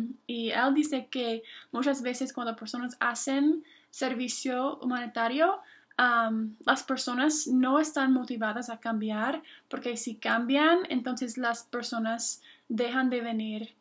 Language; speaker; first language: Spanish; non-native, fluent; English